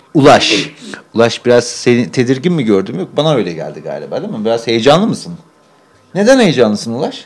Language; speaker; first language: Turkish; native; Turkish